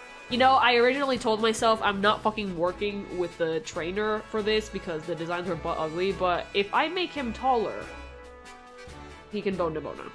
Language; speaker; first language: English; early bilingual, other home language; Spanish